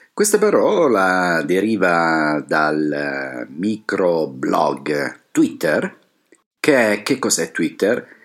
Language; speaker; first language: Italian; native; Italian